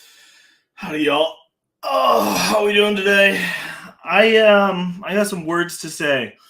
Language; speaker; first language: English; native; English